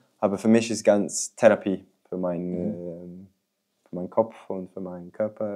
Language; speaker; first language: German; non-native, learner; Swedish